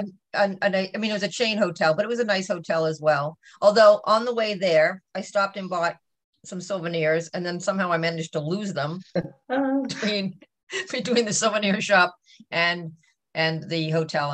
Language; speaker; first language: English; native; English